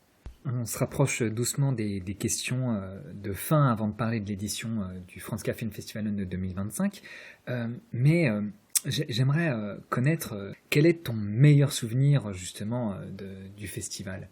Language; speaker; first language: French; native; French